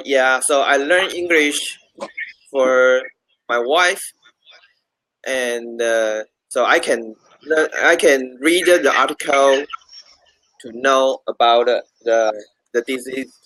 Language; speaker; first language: English; non-native, learner; Chinese